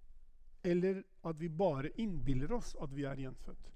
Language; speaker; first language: Norwegian; non-native, fluent; Albanian